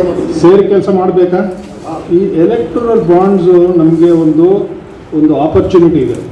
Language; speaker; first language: Kannada; non-native, learner; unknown